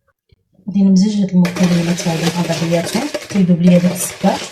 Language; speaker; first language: Arabic; native; Arabic